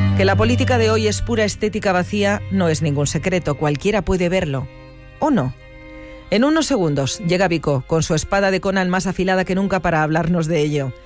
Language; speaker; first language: Spanish; native; Spanish